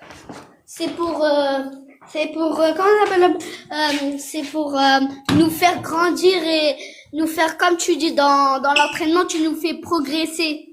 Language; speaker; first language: French; early bilingual, other home language; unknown